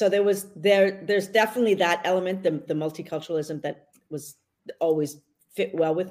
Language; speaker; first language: English; native; English